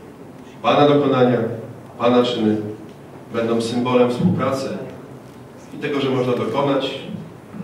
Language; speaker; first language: Polish; native; Polish